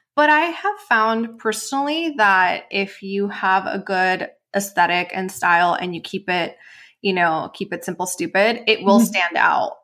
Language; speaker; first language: English; non-native, fluent; Spanish